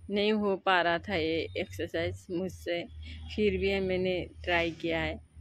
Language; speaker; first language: Hindi; non-native, local second language; Nepali